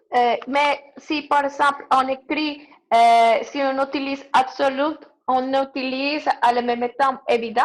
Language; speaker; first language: French; non-native, learner; Spanish